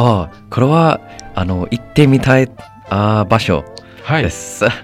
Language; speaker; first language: Japanese; non-native, learner; English